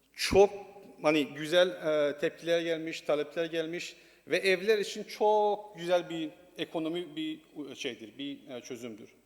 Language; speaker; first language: Turkish; non-native, learner; Persian